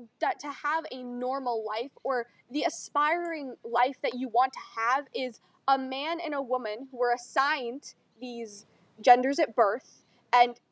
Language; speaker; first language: English; native; English